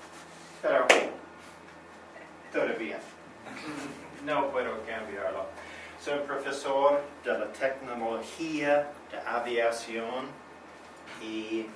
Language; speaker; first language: Spanish; non-native, learner; English